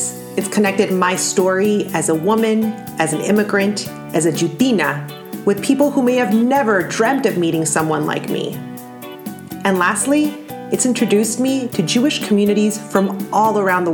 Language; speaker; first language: English; native; English